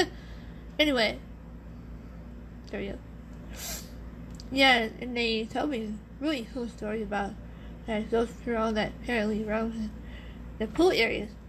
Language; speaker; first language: English; native; English